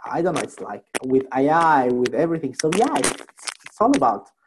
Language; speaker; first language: English; non-native, fluent; Arabic